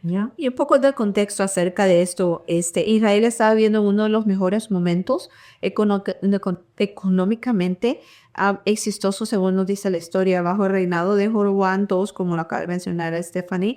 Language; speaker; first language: Spanish; early bilingual, heritage; Spanish